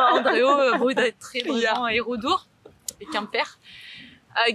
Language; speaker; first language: French; native; French